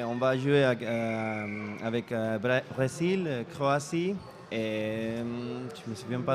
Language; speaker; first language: French; non-native, fluent; Spanish